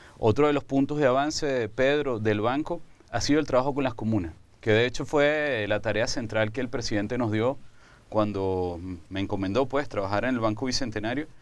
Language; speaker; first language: Spanish; native; Spanish